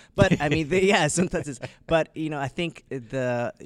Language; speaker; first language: English; early bilingual, other home language; Chinese